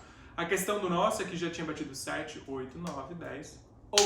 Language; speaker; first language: Portuguese; native; Portuguese